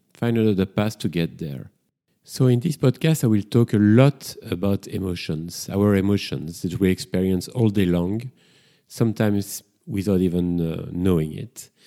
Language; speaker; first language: English; non-native, fluent; French